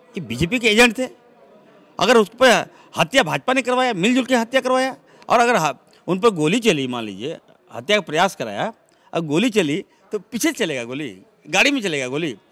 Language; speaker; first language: Hindi; native; Hindi